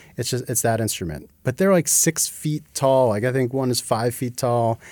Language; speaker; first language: English; native; English